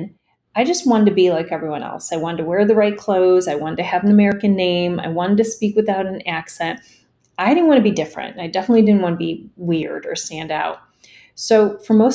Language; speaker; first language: English; early bilingual, other home language; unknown